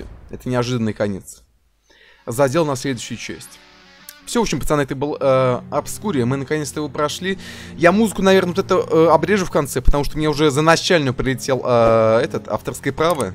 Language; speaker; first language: Russian; native; Russian